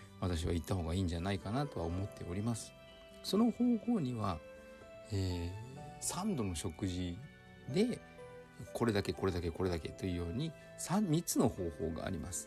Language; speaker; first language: Japanese; native; Japanese